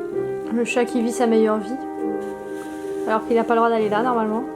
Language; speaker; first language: French; native; French